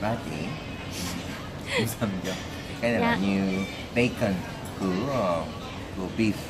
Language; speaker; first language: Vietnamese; non-native, learner; Korean